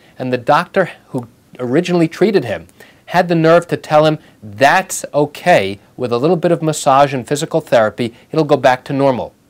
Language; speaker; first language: English; native; English